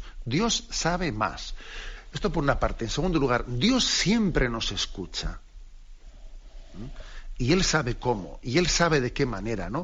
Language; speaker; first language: Spanish; native; Spanish